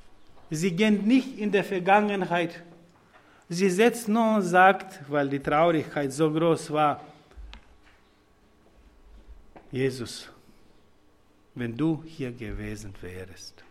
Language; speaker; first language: German; non-native, fluent; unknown